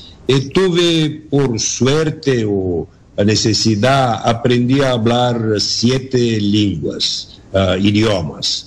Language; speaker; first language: Spanish; non-native, learner; Bulgarian